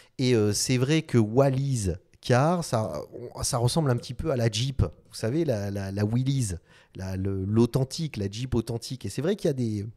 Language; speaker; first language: French; non-native, local second language; Arabic